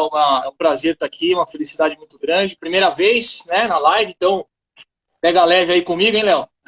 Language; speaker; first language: Portuguese; native; Portuguese